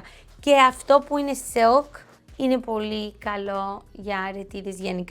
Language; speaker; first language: Greek; early bilingual, heritage; Greek